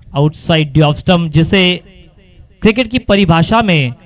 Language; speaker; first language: Hindi; non-native, local second language; Marathi